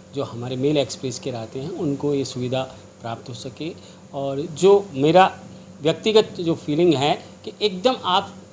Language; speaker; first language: Hindi; native; Hindi